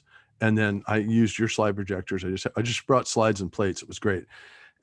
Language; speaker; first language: English; native; English